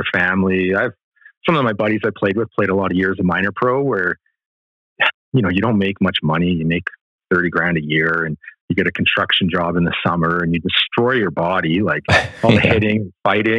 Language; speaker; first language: English; native; English